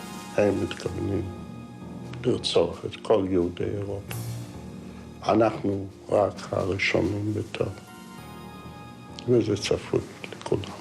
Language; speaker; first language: Hebrew; non-native, fluent; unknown